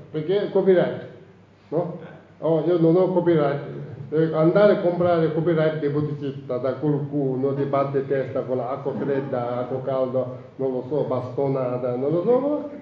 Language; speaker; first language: Italian; non-native, learner; Tibetan